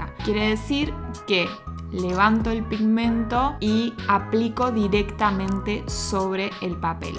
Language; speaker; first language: Spanish; native; Spanish